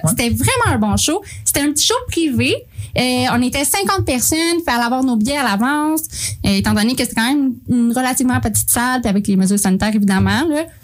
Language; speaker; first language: French; native; French